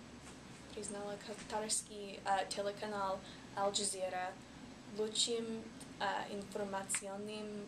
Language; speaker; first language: Russian; non-native, learner; English